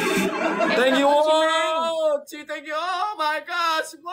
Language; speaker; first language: English; non-native, learner; Vietnamese